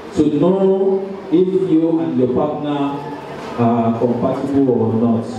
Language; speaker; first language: English; non-native, local second language; Yoruba